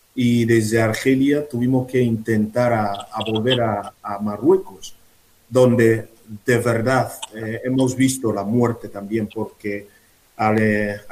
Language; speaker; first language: Spanish; non-native, fluent; Igbo